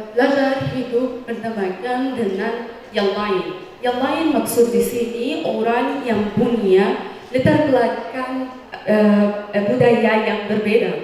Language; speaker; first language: Indonesian; non-native, fluent; Arabic